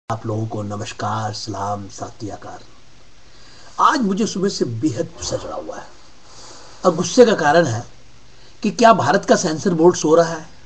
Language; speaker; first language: Hindi; native; Hindi